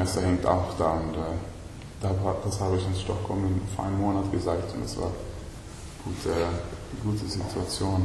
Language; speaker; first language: German; non-native, learner; Swedish